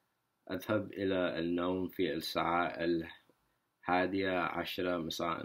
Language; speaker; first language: Arabic; non-native, learner; English